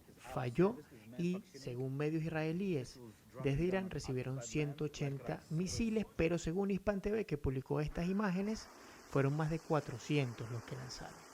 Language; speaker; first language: Spanish; native; Spanish